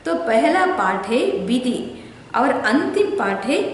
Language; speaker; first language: Hindi; non-native, local second language; Telugu